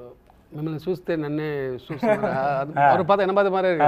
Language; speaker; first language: Telugu; non-native, local second language; Tamil